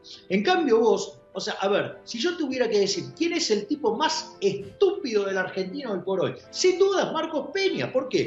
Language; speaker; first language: Spanish; native; Spanish